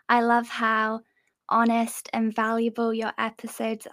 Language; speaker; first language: English; native; English